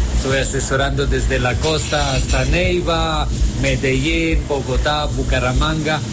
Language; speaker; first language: Spanish; non-native, fluent; Italian